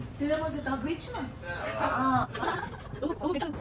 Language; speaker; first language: Russian; non-native, fluent; Korean